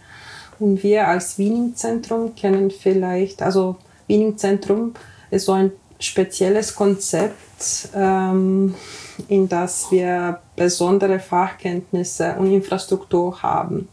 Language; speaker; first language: German; non-native, fluent; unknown